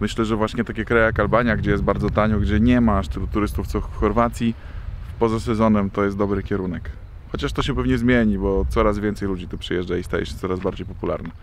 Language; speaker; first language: Polish; native; Polish